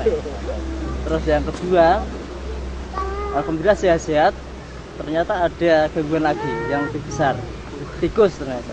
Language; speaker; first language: Indonesian; non-native, local second language; Javanese